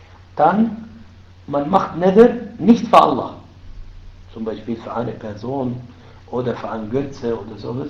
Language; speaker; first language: German; non-native, fluent; Arabic